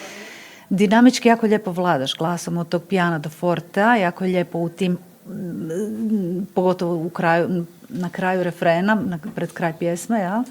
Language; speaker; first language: Bosnian; native; Bosnian